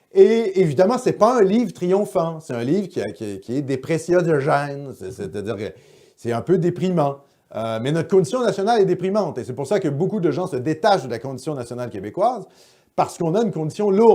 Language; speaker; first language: French; native; French